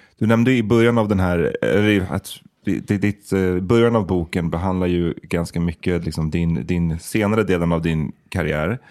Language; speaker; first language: Swedish; native; Swedish